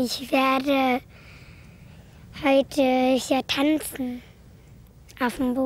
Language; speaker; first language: German; early bilingual, other home language; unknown